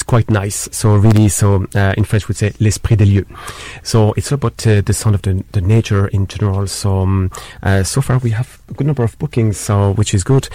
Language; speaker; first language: English; non-native, fluent; French